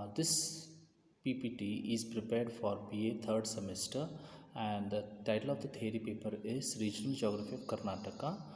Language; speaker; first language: English; non-native, local second language; Kannada